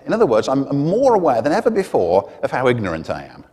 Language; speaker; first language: English; native; English